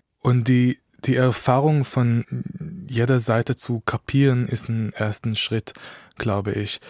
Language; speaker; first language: German; non-native, fluent; Hebrew